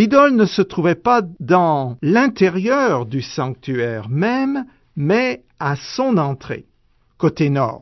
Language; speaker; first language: French; native; French